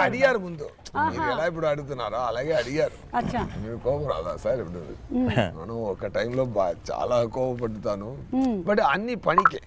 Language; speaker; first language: Telugu; non-native, fluent; Tamil